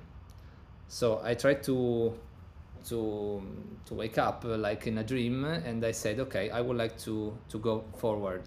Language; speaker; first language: English; non-native, learner; Italian